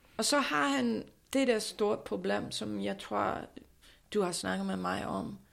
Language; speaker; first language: Danish; non-native, fluent; English